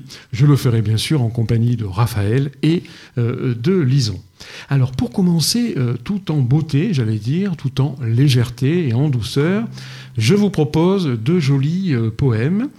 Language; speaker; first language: French; native; French